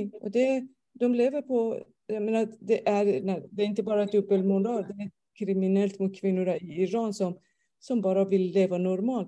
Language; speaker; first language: Swedish; non-native, fluent; Persian